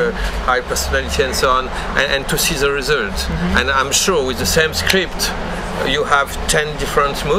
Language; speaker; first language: English; non-native, learner; French